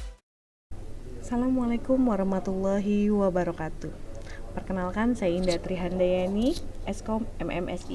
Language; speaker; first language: Indonesian; native; Indonesian